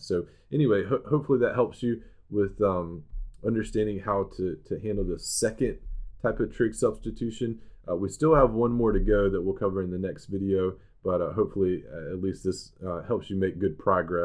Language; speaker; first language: English; native; English